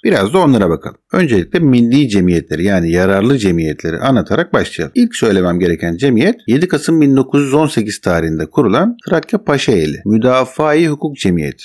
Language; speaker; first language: Turkish; native; Turkish